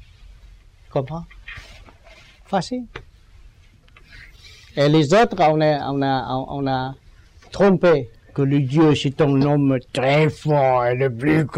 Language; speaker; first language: French; non-native, learner; Vietnamese